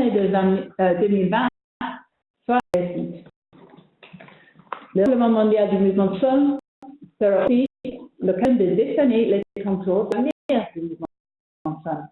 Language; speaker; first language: French; non-native, fluent; English